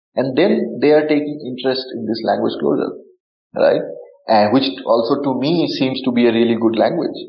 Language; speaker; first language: English; non-native, local second language; Bangla